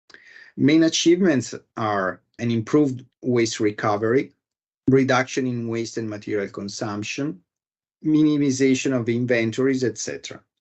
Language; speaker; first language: English; non-native, fluent; Italian